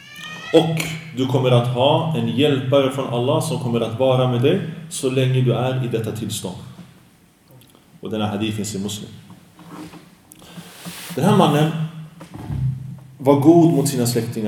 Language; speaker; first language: Swedish; early bilingual, other home language; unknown